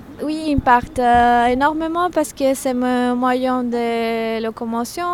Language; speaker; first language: French; non-native, learner; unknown